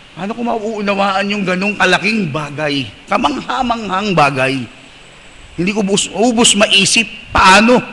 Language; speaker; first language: Filipino; non-native, local second language; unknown